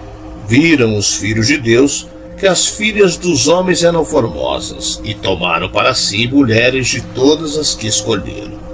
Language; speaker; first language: Portuguese; native; Portuguese